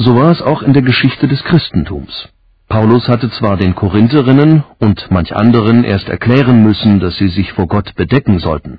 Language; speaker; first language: German; native; German